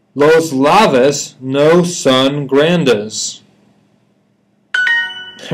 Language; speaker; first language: Spanish; non-native, learner; English